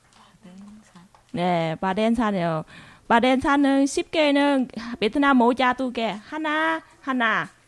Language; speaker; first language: Korean; non-native, learner; Vietnamese